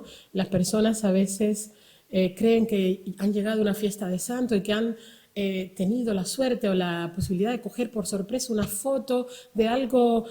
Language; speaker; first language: Spanish; native; Spanish